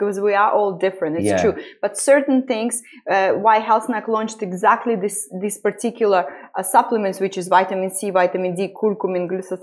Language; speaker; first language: English; non-native, fluent; Estonian